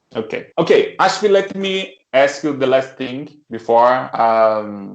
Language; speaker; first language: English; non-native, learner; Portuguese